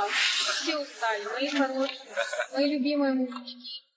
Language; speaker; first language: Russian; native; Russian